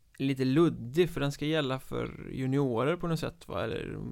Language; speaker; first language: Swedish; native; Swedish